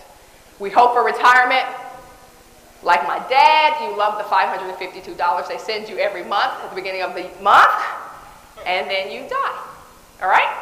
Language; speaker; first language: English; native; English